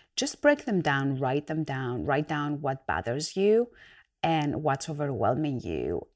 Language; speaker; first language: English; non-native, fluent; Greek